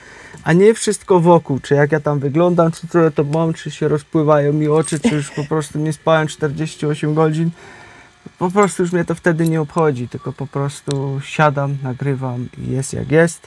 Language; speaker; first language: Polish; native; Polish